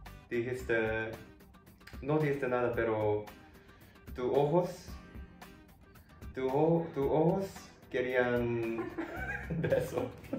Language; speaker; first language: Spanish; non-native, learner; Korean